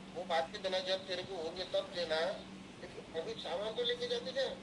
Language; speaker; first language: Hindi; non-native, local second language; Marathi